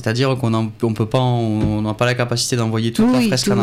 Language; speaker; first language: French; native; French